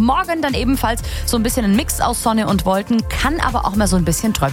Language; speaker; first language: German; native; German